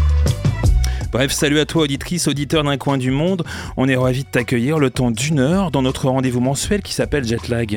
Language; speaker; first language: French; native; French